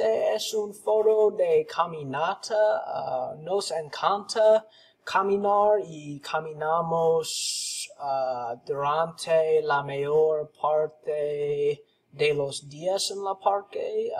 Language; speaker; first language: Spanish; non-native, learner; English